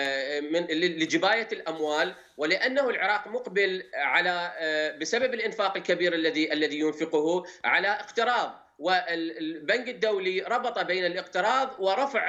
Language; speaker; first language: Arabic; native; Arabic